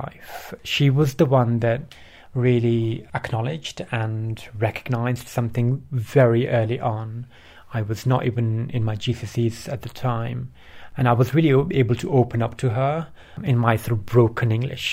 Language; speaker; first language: English; early bilingual, other home language; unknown